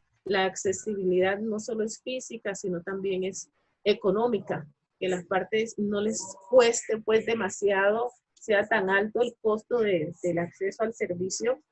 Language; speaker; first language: Spanish; native; Spanish